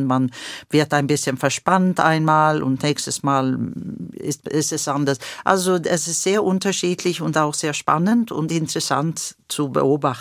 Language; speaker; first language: German; non-native, fluent; Swedish